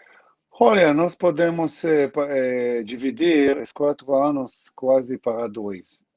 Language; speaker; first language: Portuguese; non-native, learner; Hebrew